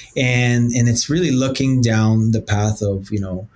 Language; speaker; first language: English; early bilingual, other home language; Portuguese